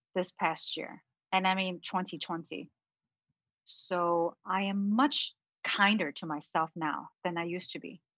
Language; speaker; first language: English; early bilingual, other home language; Cantonese